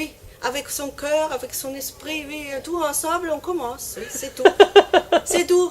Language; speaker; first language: French; non-native, learner; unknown